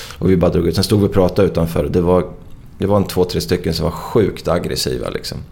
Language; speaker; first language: Swedish; native; Swedish